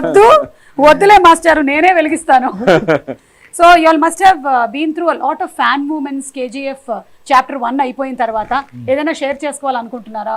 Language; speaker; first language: Telugu; native; Telugu